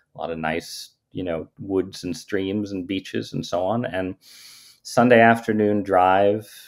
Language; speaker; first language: English; native; English